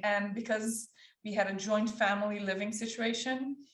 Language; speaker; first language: English; early bilingual, other home language; Persian